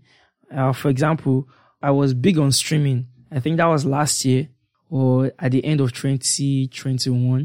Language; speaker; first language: English; non-native, local second language; Yoruba